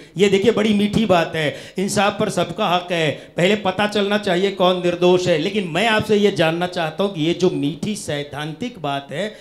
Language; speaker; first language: Hindi; native; Hindi